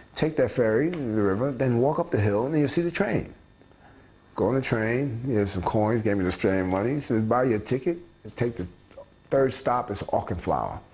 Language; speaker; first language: English; native; English